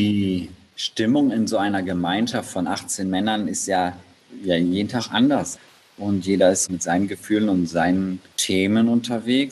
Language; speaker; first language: German; native; German